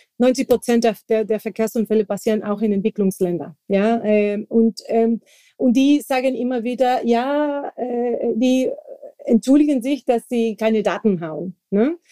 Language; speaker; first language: German; non-native, fluent; Spanish